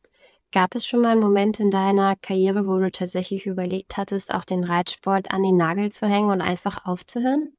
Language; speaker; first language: German; native; German